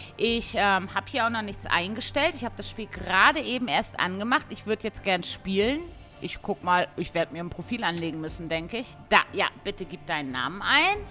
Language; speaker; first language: German; native; German